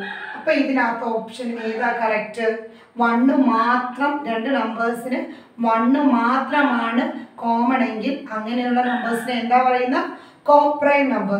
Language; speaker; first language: Malayalam; native; Malayalam